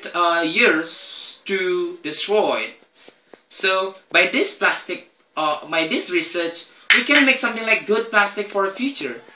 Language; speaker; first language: English; non-native, learner; Indonesian